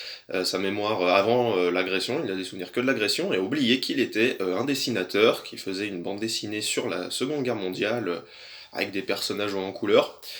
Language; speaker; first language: French; native; French